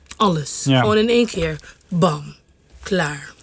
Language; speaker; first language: Dutch; non-native, local second language; English